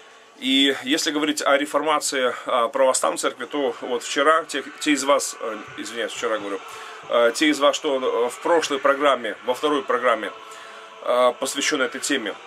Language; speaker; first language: Russian; native; Russian